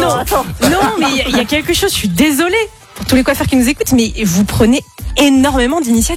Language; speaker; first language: French; native; French